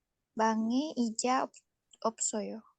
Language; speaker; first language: Korean; non-native, learner; Indonesian